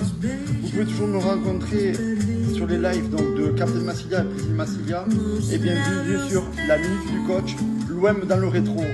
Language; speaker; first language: French; native; French